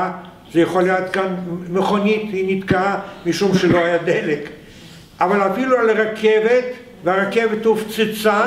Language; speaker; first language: Hebrew; non-native, fluent; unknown